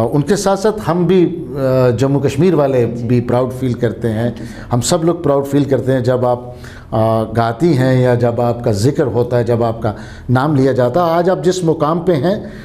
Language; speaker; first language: Hindi; native; Hindi